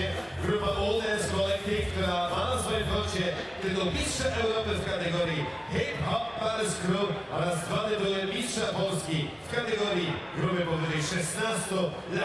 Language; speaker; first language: Polish; native; Polish